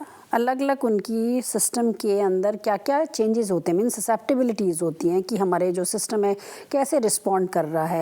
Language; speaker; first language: Hindi; native; Hindi